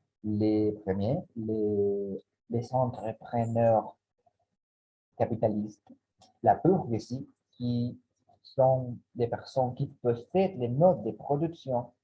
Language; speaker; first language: French; non-native, learner; Spanish